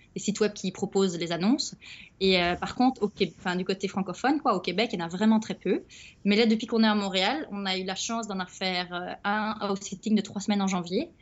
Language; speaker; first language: French; native; French